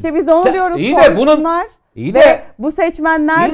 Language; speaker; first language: Turkish; native; Turkish